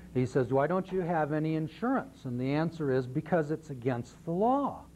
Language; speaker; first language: English; native; English